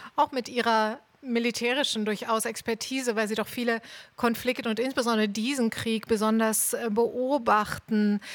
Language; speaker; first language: German; native; German